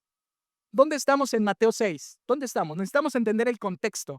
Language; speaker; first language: Spanish; native; Spanish